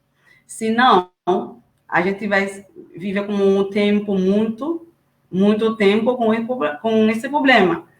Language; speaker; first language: Portuguese; non-native, learner; Haitian Creole